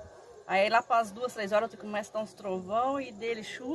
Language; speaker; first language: Portuguese; native; Portuguese